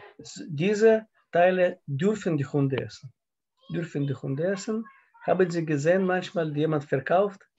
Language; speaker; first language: German; non-native, learner; Russian